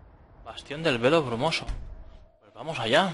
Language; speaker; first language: Spanish; native; Spanish